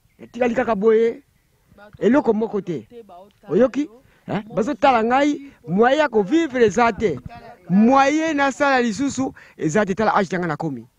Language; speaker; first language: Lingala; non-native, local second language; Kongo